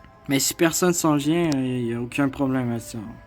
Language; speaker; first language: French; native; French